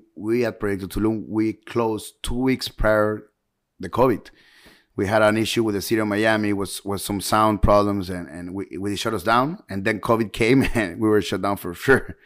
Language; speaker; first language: English; early bilingual, heritage; Spanish